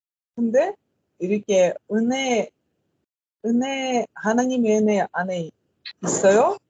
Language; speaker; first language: Korean; non-native, learner; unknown